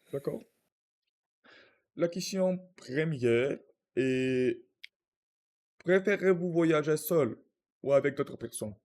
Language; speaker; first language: French; non-native, learner; Russian